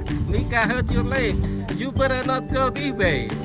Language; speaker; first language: English; non-native, learner; Vietnamese